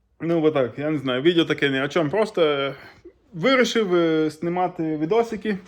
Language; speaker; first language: Ukrainian; non-native, local second language; Russian